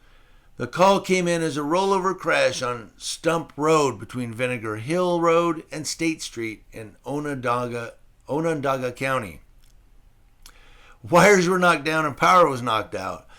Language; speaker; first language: English; native; English